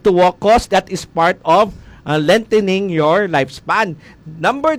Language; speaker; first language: English; non-native, local second language; Hiligaynon